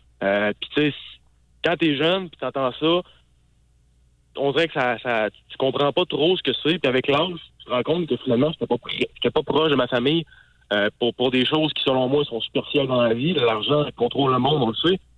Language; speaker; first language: French; native; French